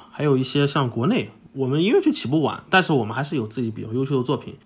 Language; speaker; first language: Chinese; non-native, fluent; English